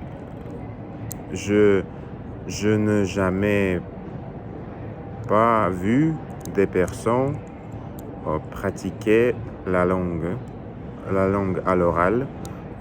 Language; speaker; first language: French; non-native, learner; Russian